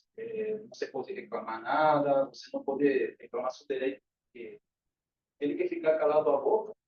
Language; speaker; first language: Portuguese; non-native, learner; Spanish